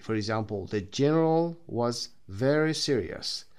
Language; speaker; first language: English; non-native, fluent; Persian